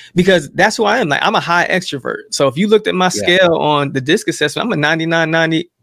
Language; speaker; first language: English; native; English